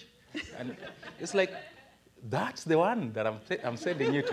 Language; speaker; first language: English; non-native, local second language; Luo (Kenya and Tanzania)